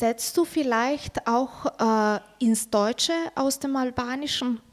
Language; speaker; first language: German; non-native, fluent; Slovenian